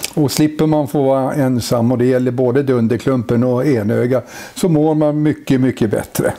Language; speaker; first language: Swedish; native; Swedish